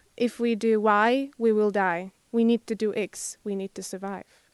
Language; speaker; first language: English; non-native, fluent; Slovak